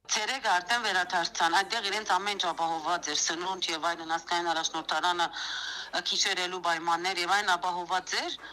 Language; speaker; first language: Armenian; early bilingual, heritage; Armenian